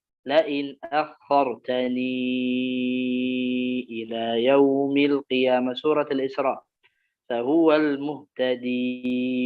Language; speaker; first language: Arabic; native; Arabic